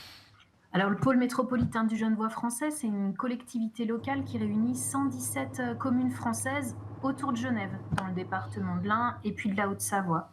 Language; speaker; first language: French; native; French